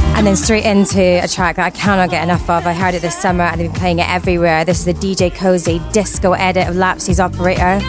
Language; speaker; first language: English; native; English